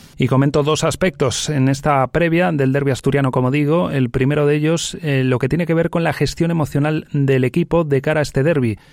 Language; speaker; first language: Spanish; native; Spanish